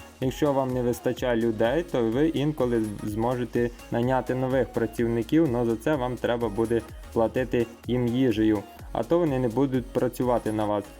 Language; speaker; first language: Ukrainian; native; Ukrainian